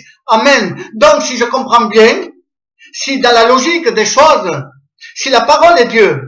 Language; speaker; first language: French; native; French